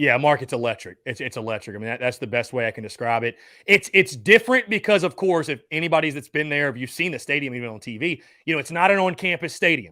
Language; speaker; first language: English; native; English